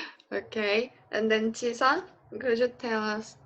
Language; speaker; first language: English; non-native, learner; Korean